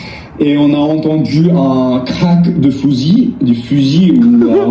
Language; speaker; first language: French; non-native, learner; English